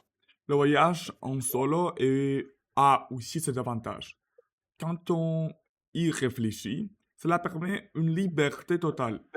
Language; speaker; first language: French; non-native, learner; Russian